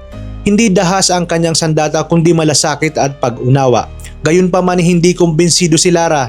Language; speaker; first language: Filipino; native; Filipino